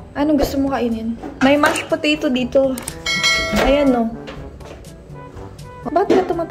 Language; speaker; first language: Filipino; native; Filipino